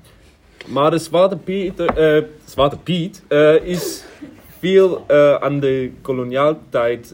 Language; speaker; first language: Dutch; non-native, learner; German